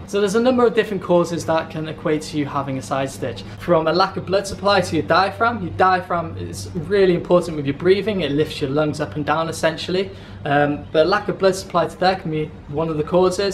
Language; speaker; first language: English; native; English